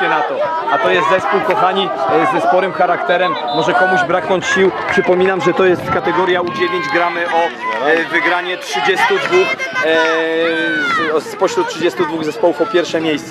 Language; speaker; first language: Polish; native; Polish